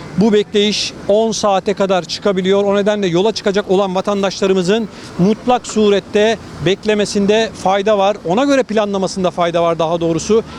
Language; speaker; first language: Turkish; native; Turkish